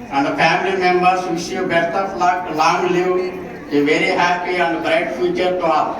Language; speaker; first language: English; non-native, local second language; Telugu